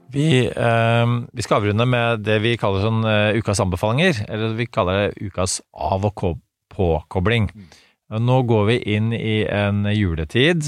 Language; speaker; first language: Norwegian; native; Norwegian